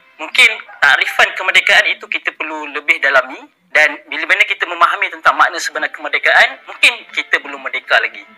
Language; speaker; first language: Malay; native; Malay